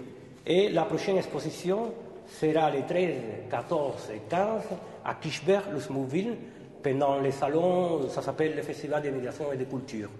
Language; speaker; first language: French; non-native, fluent; Spanish